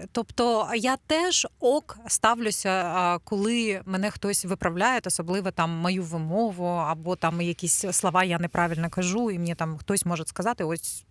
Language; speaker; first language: Ukrainian; non-native, local second language; Russian